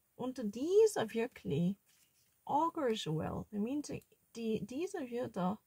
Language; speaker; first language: German; non-native, learner; Korean